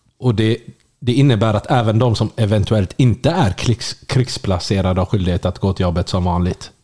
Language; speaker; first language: Swedish; native; Swedish